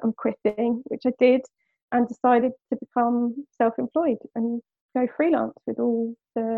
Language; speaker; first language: English; native; English